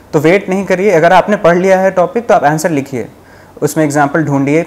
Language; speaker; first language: Hindi; native; Hindi